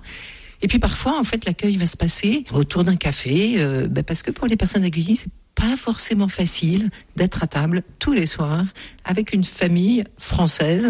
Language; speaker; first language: French; native; French